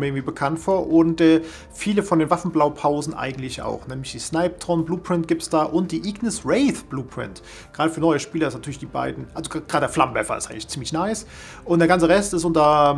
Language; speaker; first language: German; native; German